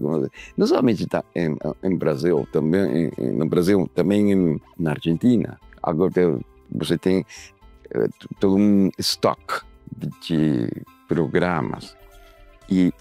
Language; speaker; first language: Portuguese; non-native, learner; Spanish